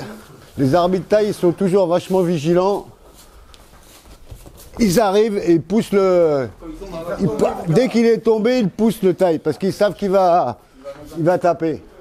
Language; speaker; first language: French; native; French